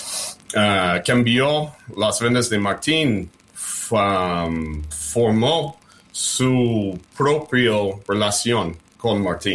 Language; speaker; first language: Spanish; early bilingual, heritage; English